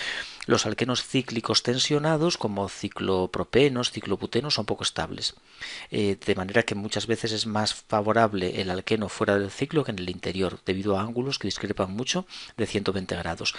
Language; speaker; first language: Spanish; native; Spanish